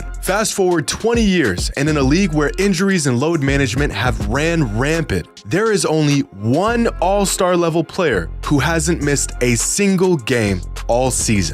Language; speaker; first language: English; native; English